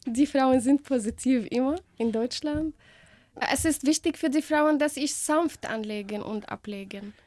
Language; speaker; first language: German; non-native, learner; Arabic